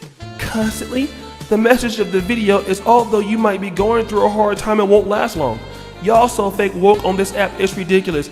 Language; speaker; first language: English; native; English